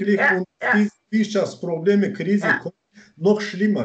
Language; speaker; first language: German; non-native, learner; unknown